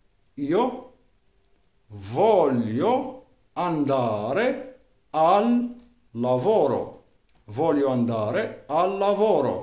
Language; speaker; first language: Italian; non-native, fluent; Arabic